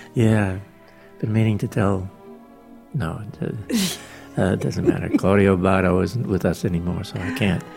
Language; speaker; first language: English; native; English